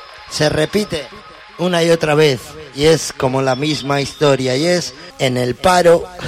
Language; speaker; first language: Spanish; native; Spanish